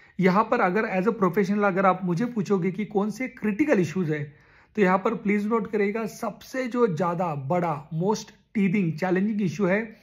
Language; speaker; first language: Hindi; non-native, local second language; Marathi